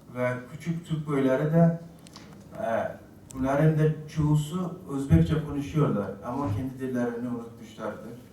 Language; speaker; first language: Turkish; non-native, fluent; Uzbek